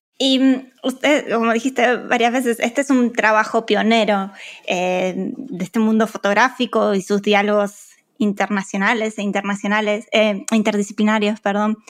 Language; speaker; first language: Spanish; native; Spanish